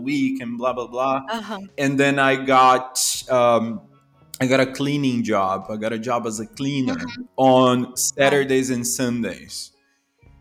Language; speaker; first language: English; non-native, fluent; Portuguese